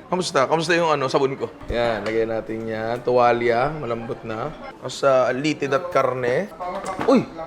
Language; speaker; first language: Filipino; native; Filipino